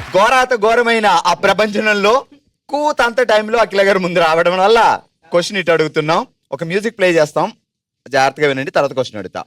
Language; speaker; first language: Telugu; native; Telugu